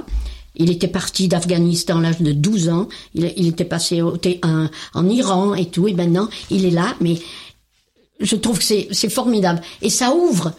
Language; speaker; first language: French; native; French